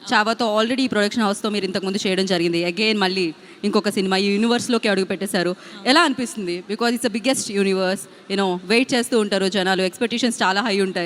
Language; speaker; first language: Telugu; native; Telugu